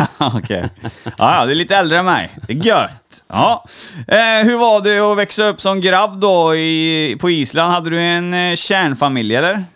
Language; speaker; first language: Swedish; native; Swedish